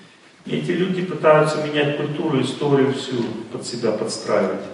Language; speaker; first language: Russian; native; Russian